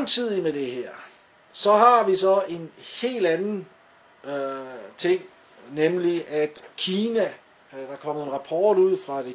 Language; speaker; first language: Danish; native; Danish